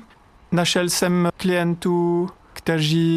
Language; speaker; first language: Czech; non-native, learner; French